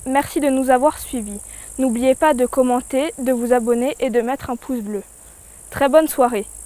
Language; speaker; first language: French; native; French